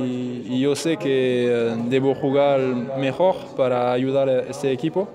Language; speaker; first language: Spanish; non-native, learner; French